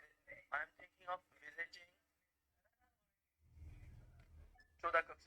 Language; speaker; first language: English; non-native, learner; Bangla